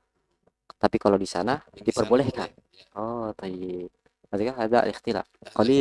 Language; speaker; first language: Indonesian; native; Indonesian